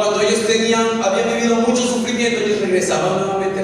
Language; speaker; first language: Spanish; native; Spanish